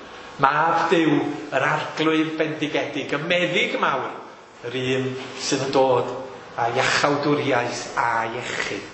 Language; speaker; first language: Welsh; native; Welsh